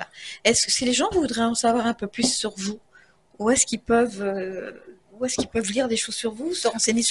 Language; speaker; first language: French; native; French